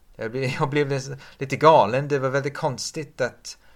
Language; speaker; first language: Swedish; non-native, fluent; English